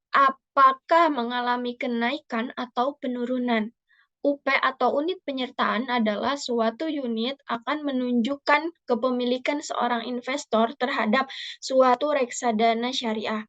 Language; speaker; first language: Indonesian; native; Indonesian